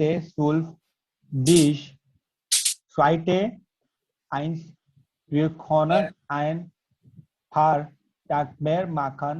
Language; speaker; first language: German; non-native, learner; Gujarati